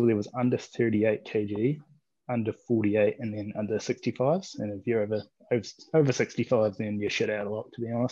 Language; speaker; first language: English; native; English